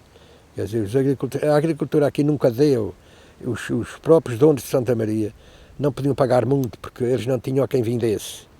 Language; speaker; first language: Portuguese; native; Portuguese